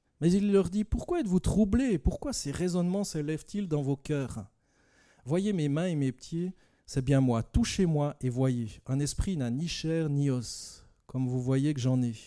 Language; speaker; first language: French; native; French